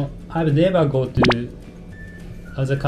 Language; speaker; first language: English; non-native, learner; Japanese